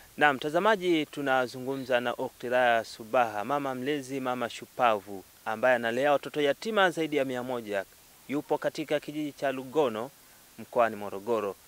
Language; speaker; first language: Swahili; native; Swahili